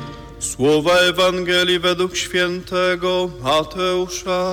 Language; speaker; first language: Polish; native; Polish